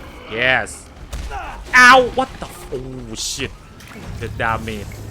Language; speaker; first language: English; non-native, learner; Thai